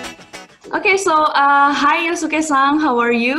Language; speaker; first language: English; non-native, fluent; Indonesian